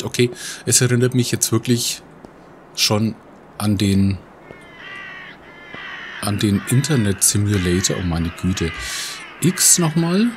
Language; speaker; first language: German; native; German